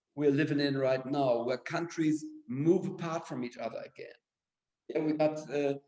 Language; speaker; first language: English; non-native, fluent; German